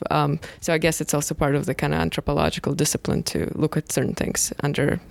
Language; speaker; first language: English; non-native, fluent; Russian